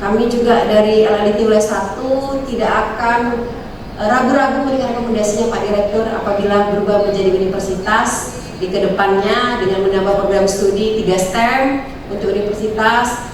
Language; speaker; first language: Indonesian; native; Indonesian